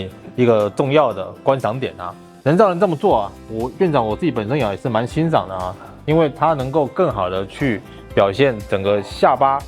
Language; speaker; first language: Chinese; native; Chinese